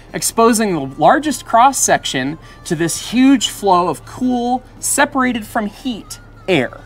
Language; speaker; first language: English; native; English